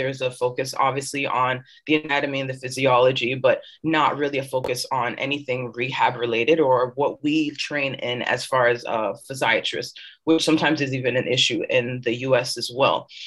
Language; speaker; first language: English; early bilingual, other home language; French